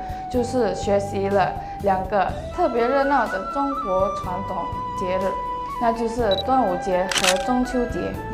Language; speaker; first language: Chinese; non-native, learner; Indonesian